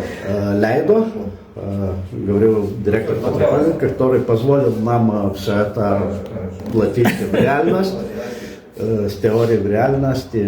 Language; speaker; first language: Russian; non-native, learner; Lithuanian